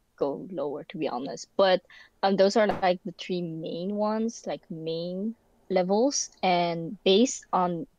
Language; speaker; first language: English; non-native, fluent; Dutch